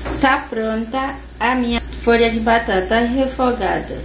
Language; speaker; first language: Portuguese; non-native, fluent; Haitian Creole